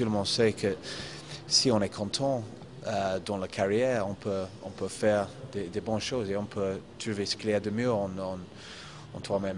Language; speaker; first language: French; non-native, fluent; English